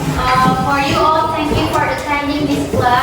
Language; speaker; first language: English; non-native, learner; Indonesian